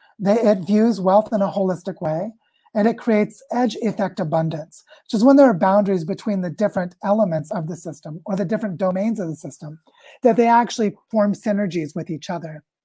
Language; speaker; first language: English; native; English